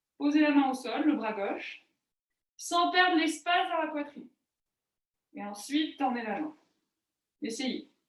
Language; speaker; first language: French; native; French